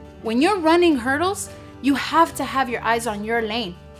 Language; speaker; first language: English; early bilingual, other home language; Spanish